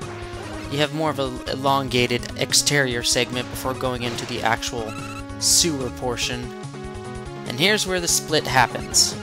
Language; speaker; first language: English; native; English